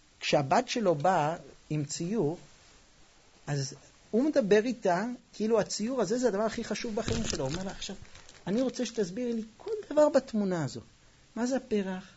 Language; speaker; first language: Hebrew; non-native, fluent; English